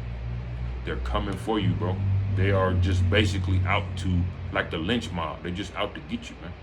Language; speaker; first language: English; native; English